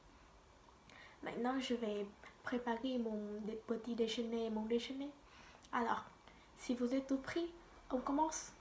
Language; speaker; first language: French; non-native, learner; Vietnamese